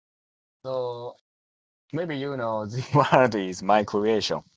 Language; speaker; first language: English; non-native, learner; Japanese